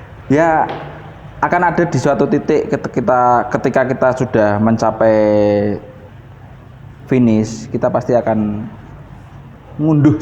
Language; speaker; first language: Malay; non-native, local second language; Javanese